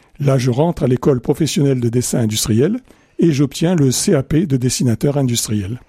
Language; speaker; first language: French; native; French